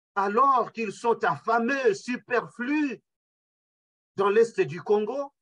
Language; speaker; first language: French; non-native, local second language; Kinyarwanda